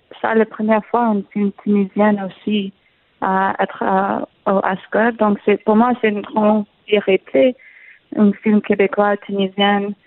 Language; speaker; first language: French; non-native, learner; Arabic